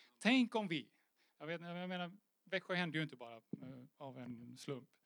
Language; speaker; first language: Swedish; native; Swedish